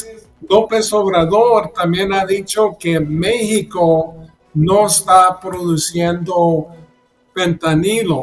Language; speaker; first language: Spanish; early bilingual, heritage; Spanish